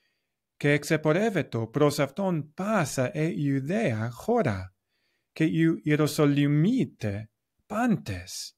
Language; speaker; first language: Greek; non-native, fluent; English